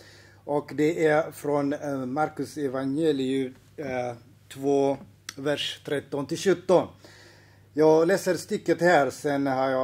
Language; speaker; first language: Swedish; non-native, fluent; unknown